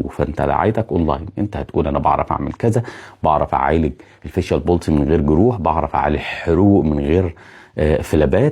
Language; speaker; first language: Arabic; native; Arabic